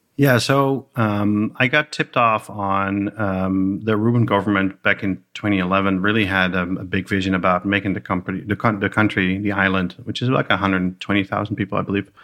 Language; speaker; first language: English; non-native, fluent; Dutch